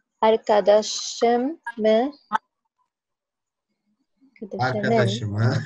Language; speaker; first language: Turkish; non-native, learner; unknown